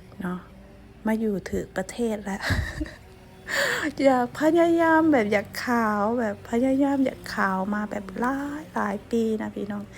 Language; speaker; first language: Thai; non-native, local second language; Lao